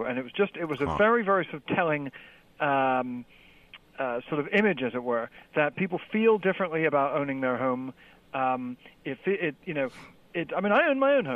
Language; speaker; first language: English; native; English